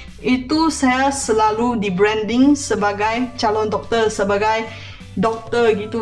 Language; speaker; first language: Indonesian; non-native, fluent; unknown